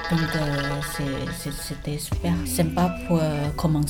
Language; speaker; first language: French; non-native, learner; Thai